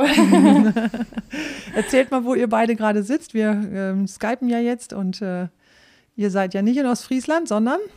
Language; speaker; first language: German; native; German